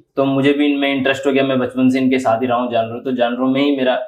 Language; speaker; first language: Hindi; native; Hindi